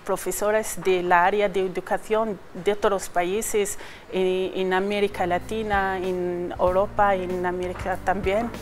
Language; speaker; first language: Spanish; non-native, learner; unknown